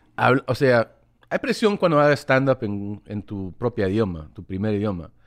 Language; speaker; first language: Spanish; early bilingual, heritage; English